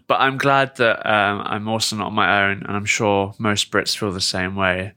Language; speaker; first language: English; native; English